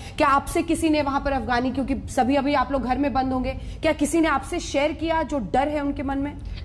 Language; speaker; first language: Hindi; native; Hindi